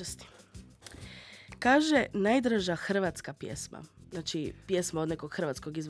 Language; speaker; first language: Serbian; native; Serbian